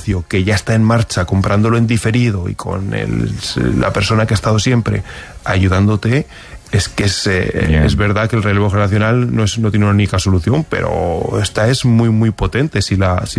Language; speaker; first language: Spanish; native; Spanish